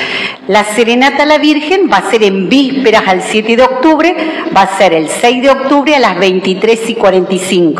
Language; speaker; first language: Spanish; native; Spanish